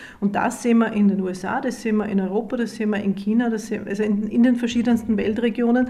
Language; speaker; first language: German; native; German